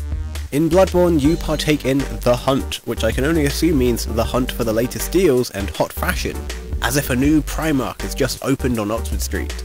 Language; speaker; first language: English; native; English